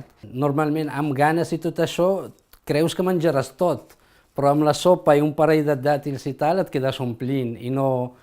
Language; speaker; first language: Catalan; early bilingual, other home language; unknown